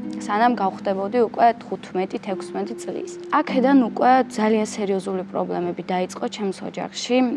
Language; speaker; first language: Georgian; non-native, local second language; Azerbaijani